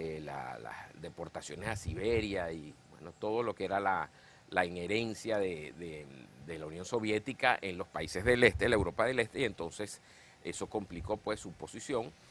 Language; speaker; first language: Spanish; native; Spanish